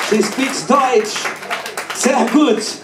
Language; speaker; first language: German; non-native, learner; Portuguese